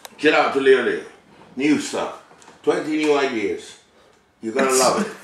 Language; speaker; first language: English; native; English